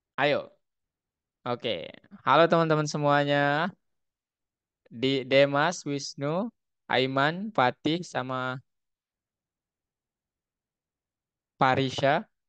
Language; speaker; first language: Indonesian; native; Indonesian